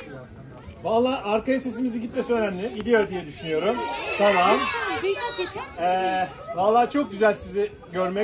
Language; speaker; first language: Turkish; native; Turkish